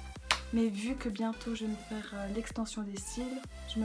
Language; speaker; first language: French; native; French